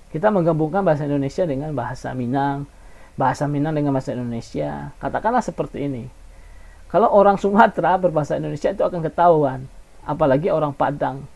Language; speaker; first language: Indonesian; non-native, local second language; Minangkabau